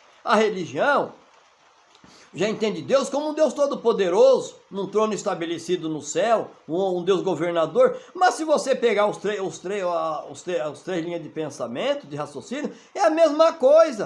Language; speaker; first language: Portuguese; native; Portuguese